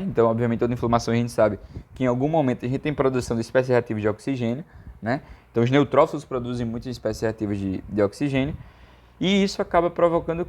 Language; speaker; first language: Portuguese; native; Portuguese